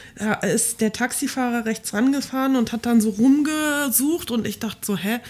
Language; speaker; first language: German; early bilingual, other home language; Polish